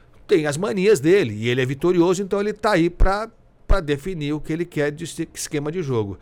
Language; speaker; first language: Portuguese; native; Portuguese